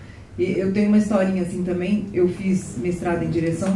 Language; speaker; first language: Portuguese; native; Portuguese